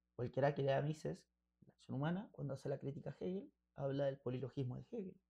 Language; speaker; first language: Spanish; native; Spanish